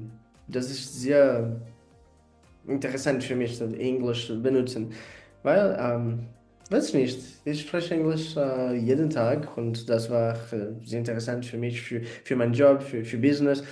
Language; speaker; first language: German; non-native, learner; Portuguese